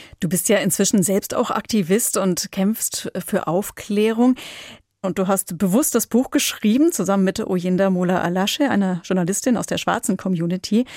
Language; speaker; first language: German; native; German